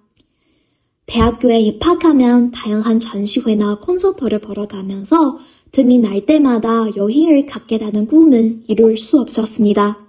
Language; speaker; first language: Korean; non-native, fluent; Chinese